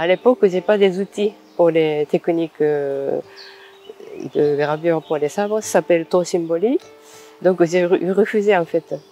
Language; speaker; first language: French; non-native, fluent; Japanese